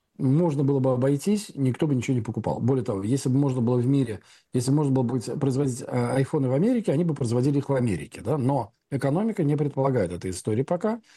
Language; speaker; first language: Russian; native; Russian